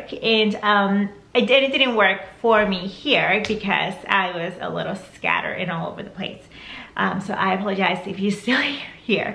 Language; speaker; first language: English; non-native, fluent; Spanish